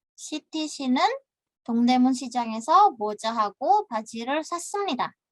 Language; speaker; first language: Korean; non-native, fluent; Indonesian